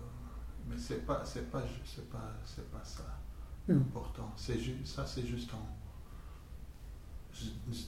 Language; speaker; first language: French; non-native, fluent; English